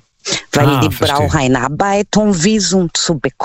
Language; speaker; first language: German; non-native, learner; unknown